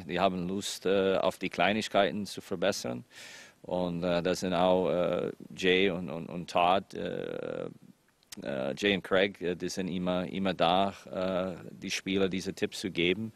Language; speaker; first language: German; non-native, fluent; English